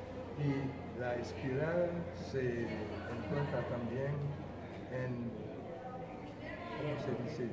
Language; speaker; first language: Spanish; non-native, fluent; Haitian Creole